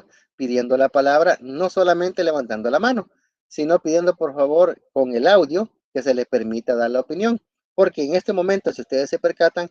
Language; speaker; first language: Spanish; native; Spanish